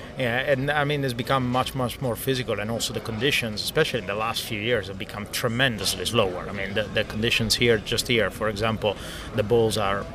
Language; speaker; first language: English; non-native, fluent; Italian